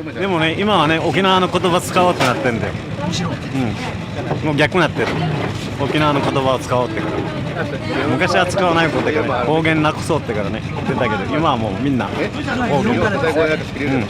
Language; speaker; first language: Japanese; native; Japanese